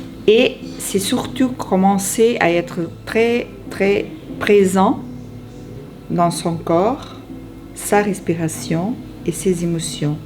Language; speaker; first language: French; non-native, fluent; Portuguese